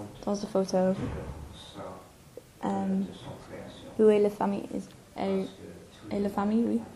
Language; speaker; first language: French; non-native, learner; English